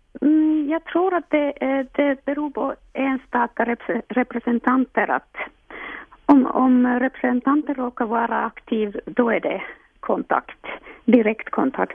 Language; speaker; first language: Swedish; non-native, local second language; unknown